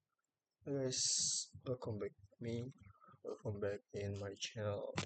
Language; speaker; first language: English; non-native, learner; Indonesian